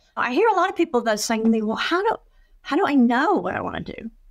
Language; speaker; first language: English; native; English